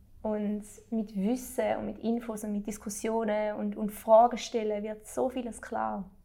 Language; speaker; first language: German; early bilingual, other home language; Albanian